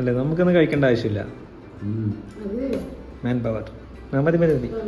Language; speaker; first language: Malayalam; native; Malayalam